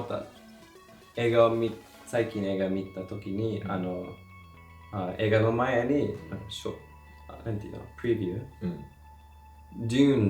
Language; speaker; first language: Japanese; non-native, learner; English